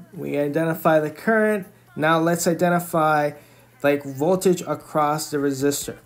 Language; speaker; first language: English; native; English